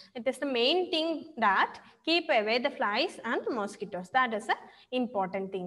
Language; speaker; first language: English; non-native, local second language; Malayalam